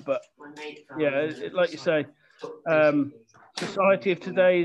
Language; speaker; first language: English; native; English